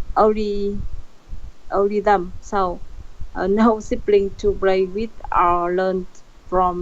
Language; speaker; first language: English; non-native, learner; Vietnamese